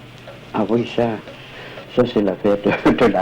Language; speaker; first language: French; non-native, fluent; Danish